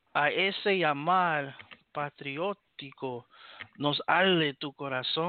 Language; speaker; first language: Spanish; early bilingual, heritage; Spanish